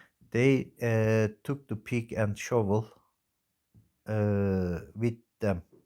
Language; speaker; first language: English; non-native, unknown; Turkish